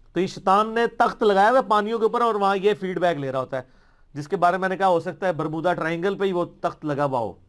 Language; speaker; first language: Urdu; non-native, local second language; Punjabi